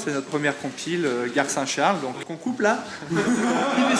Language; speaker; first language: French; native; French